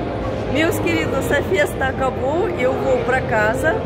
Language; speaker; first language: Portuguese; non-native, fluent; Russian